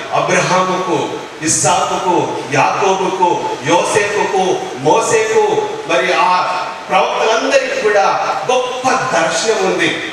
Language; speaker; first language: Telugu; non-native, local second language; Lambadi